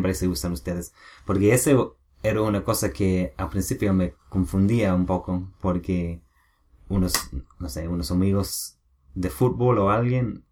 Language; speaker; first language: Spanish; non-native, learner; English